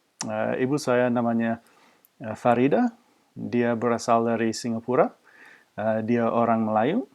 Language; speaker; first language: Indonesian; non-native, fluent; English